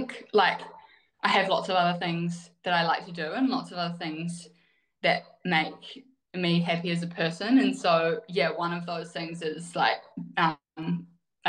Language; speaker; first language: English; native; English